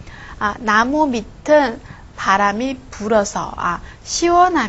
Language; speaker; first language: Korean; non-native, fluent; Chinese